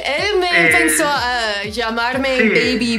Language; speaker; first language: Spanish; non-native, learner; English